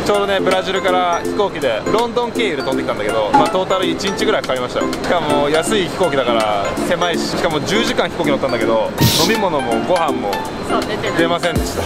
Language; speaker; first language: Japanese; native; Japanese